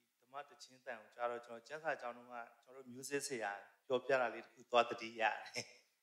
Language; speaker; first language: Burmese; non-native, local second language; Tedim Chin